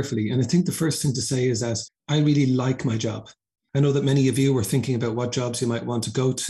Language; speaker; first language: English; native; English